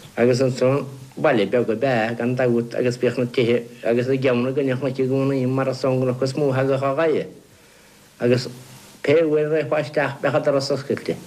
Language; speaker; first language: Irish; native; Irish